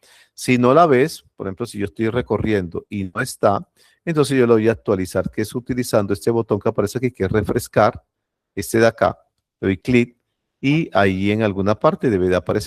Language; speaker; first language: Spanish; native; Spanish